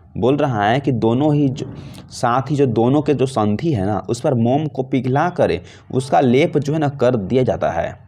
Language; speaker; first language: Hindi; native; Hindi